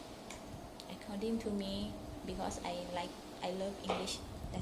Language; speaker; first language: English; non-native, local second language; Thai